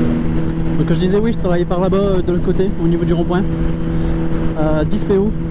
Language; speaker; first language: French; native; French